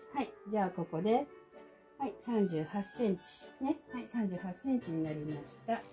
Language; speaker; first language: Japanese; native; Japanese